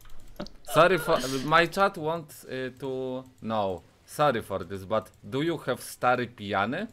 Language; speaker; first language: English; non-native, learner; Polish